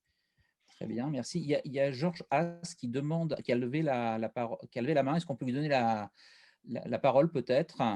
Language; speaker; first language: French; native; French